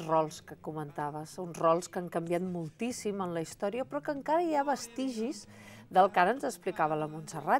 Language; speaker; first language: Catalan; native; Catalan